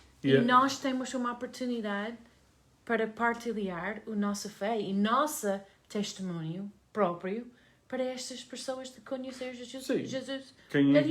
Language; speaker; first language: Portuguese; non-native, learner; English